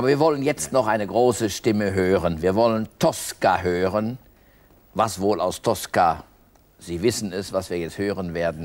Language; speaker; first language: German; native; German